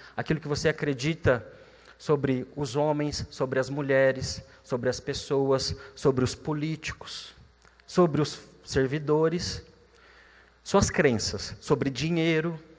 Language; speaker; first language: Portuguese; native; Portuguese